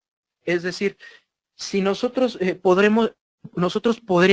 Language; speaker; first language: Spanish; native; Spanish